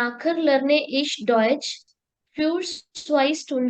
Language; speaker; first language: German; non-native, learner; Hindi